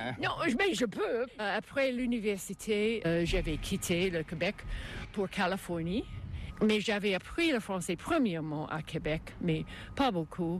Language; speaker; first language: French; non-native, fluent; English